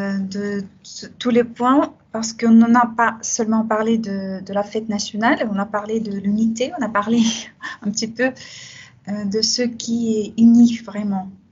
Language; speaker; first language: French; non-native, fluent; Russian